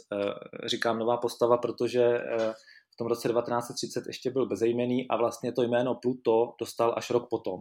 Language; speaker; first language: Czech; native; Czech